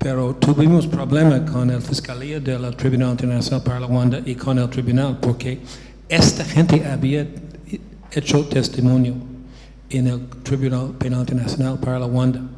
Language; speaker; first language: Spanish; non-native, fluent; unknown